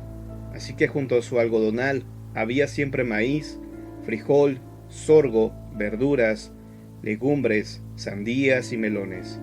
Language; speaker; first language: Spanish; native; Spanish